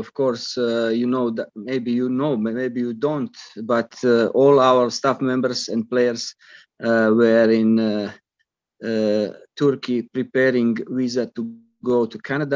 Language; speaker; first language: English; non-native, fluent; Croatian